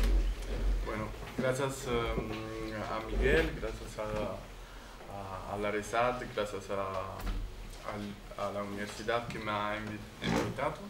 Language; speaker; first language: Spanish; non-native, fluent; Italian